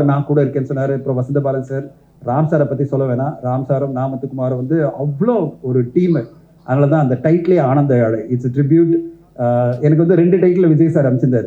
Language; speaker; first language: Tamil; native; Tamil